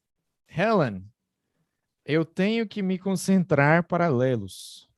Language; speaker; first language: Portuguese; non-native, fluent; English